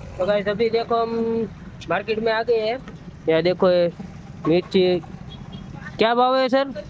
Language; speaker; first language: Hindi; non-native, local second language; Gujarati